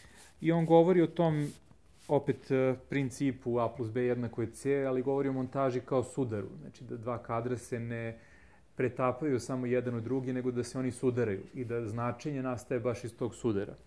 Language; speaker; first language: Serbian; native; Serbian